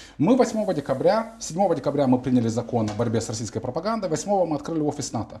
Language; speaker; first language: Russian; non-native, local second language; Romanian